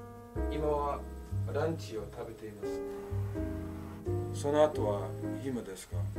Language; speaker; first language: Japanese; non-native, learner; English